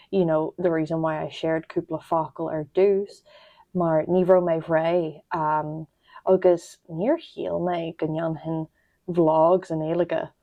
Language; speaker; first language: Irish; non-native, local second language; English